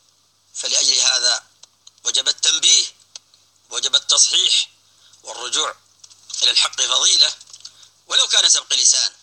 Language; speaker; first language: Arabic; native; Arabic